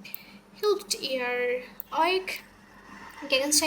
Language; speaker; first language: German; non-native, learner; Bangla